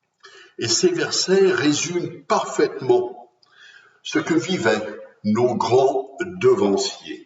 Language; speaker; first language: French; native; French